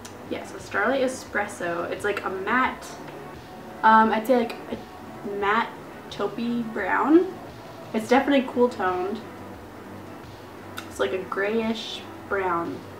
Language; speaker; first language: English; native; English